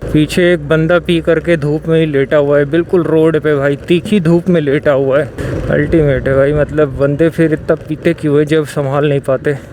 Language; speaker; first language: Hindi; native; Hindi